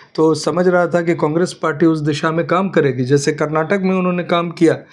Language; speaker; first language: Hindi; native; Hindi